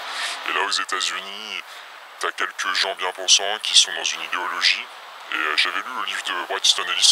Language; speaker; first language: French; native; French